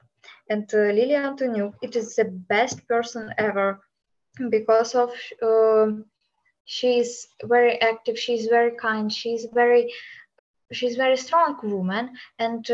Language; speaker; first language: English; non-native, learner; Ukrainian